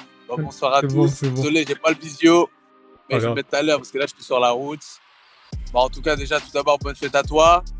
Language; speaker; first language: French; early bilingual, other home language; Thai